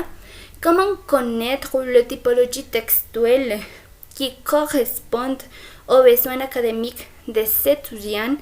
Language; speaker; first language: French; non-native, fluent; Spanish